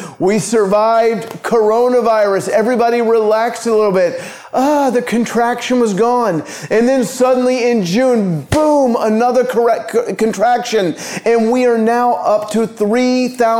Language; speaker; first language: English; native; English